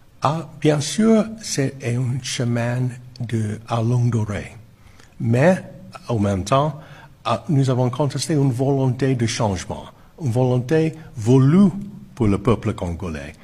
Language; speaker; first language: French; non-native, fluent; English